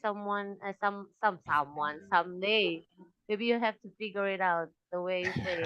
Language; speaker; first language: English; non-native, local second language; Indonesian